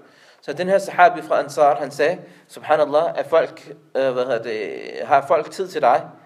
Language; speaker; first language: Danish; non-native, local second language; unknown